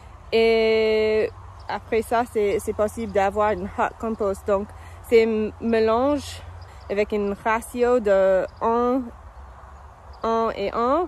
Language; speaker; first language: French; non-native, fluent; English